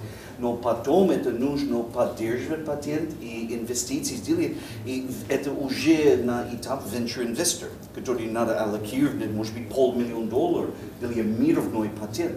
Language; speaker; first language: Russian; non-native, learner; English